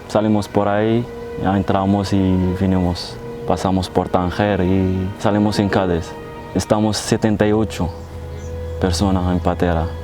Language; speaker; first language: Spanish; non-native, learner; Arabic